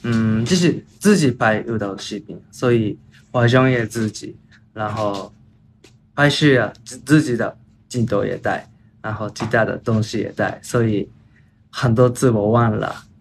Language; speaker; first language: Chinese; non-native, learner; Japanese